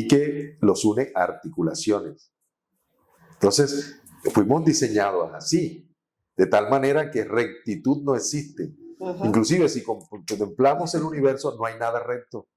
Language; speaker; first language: Spanish; native; Spanish